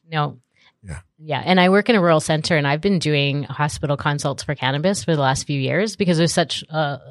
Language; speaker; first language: English; native; English